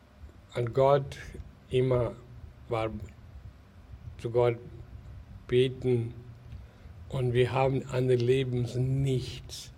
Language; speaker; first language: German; non-native, learner; Hindi